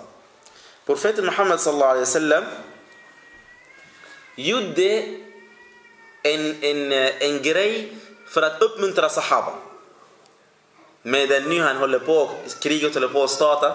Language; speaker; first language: Swedish; early bilingual, other home language; Arabic